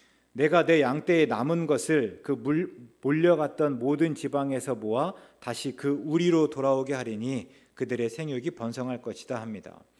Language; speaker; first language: Korean; native; Korean